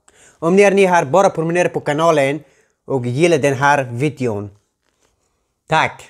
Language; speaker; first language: Swedish; non-native, learner; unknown